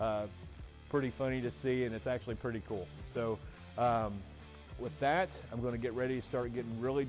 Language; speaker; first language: English; native; English